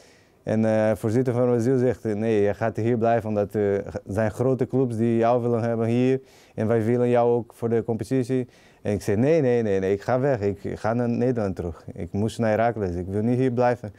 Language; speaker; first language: Dutch; non-native, learner; Portuguese